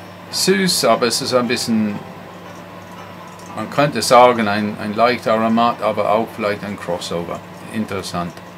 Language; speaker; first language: German; non-native, fluent; English